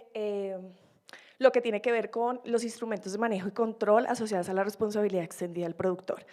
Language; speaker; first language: Spanish; native; Spanish